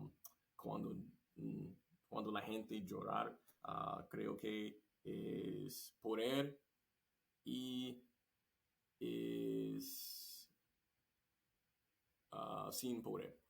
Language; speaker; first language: Spanish; non-native, learner; English